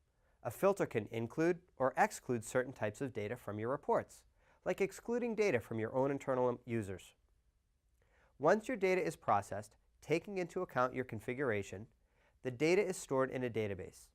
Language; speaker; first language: English; native; English